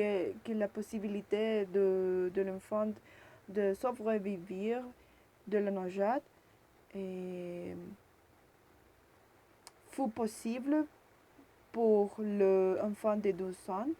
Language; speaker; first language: French; non-native, learner; Spanish